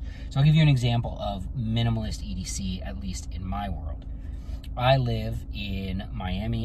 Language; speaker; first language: English; native; English